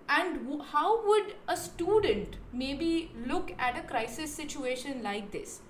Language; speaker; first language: English; non-native, local second language; Hindi